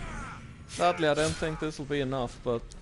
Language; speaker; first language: English; native; English